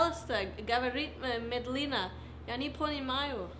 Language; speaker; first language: Russian; non-native, learner; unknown